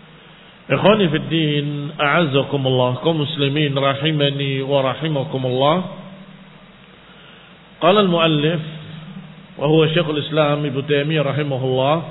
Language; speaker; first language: Arabic; non-native, fluent; Indonesian